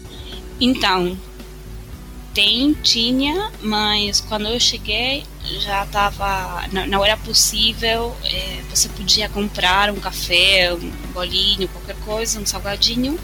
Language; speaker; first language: Portuguese; non-native, fluent; Spanish